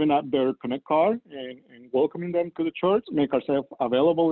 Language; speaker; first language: English; non-native, fluent; Spanish